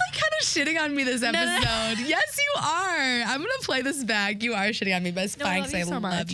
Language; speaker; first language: English; native; English